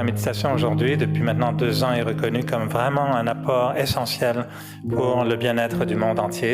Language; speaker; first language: French; native; French